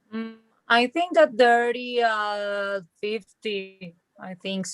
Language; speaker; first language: English; non-native, learner; Spanish